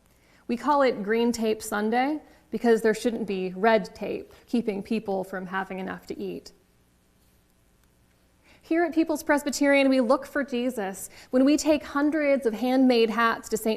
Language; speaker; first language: English; native; English